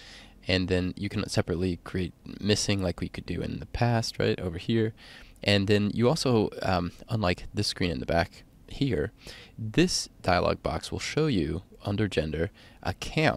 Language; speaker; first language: English; native; English